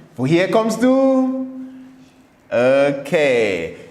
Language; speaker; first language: German; non-native, fluent; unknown